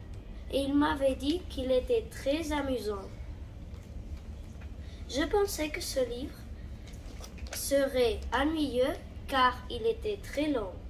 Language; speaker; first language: French; non-native, learner; Catalan